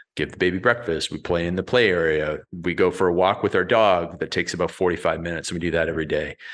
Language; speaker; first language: English; native; English